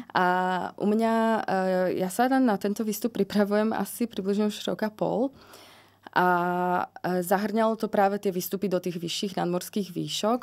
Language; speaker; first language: Slovak; native; Slovak